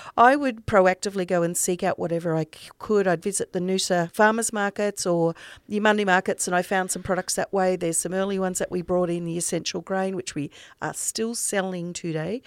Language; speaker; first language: English; native; English